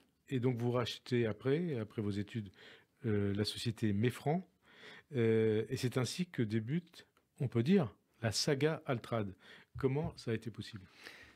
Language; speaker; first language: French; native; French